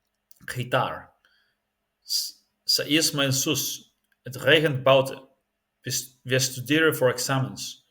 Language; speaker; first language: Dutch; non-native, learner; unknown